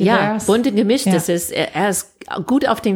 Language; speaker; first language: German; non-native, fluent; English